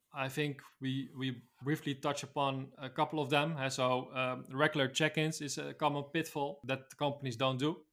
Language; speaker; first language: English; non-native, fluent; Dutch